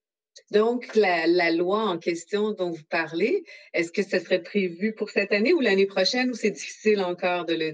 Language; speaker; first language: French; native; French